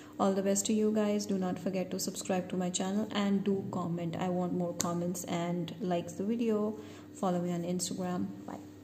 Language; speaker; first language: English; non-native, local second language; Hindi